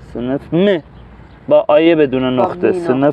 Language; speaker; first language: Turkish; non-native, learner; Persian